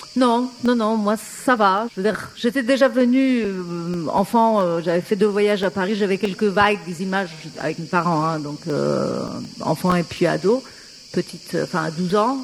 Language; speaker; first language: French; non-native, fluent; Persian